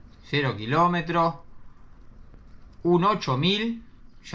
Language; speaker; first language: Spanish; native; Spanish